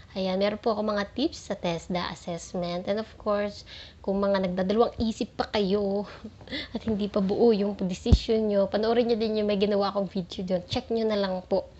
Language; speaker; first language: Filipino; native; Filipino